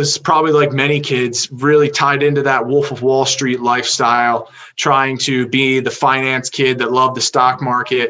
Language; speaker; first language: English; native; English